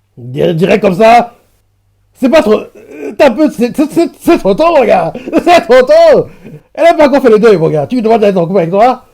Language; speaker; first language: French; native; French